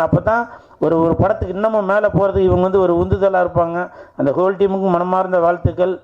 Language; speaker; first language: Tamil; native; Tamil